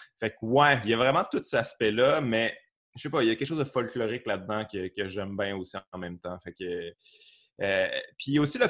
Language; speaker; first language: French; native; French